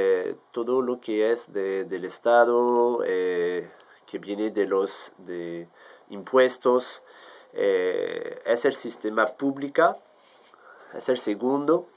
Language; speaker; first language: Spanish; non-native, fluent; French